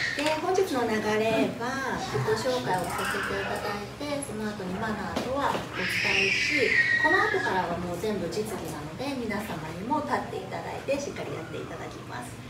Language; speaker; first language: Japanese; native; Japanese